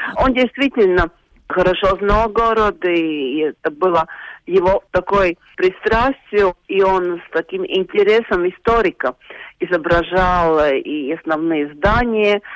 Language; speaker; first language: Russian; non-native, local second language; Latvian